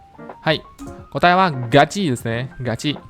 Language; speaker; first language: Japanese; non-native, fluent; Indonesian